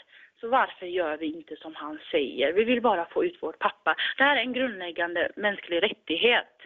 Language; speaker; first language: Swedish; early bilingual, other home language; Tigrinya